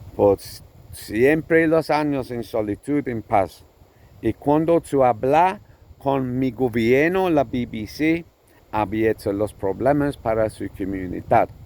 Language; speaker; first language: Spanish; non-native, learner; English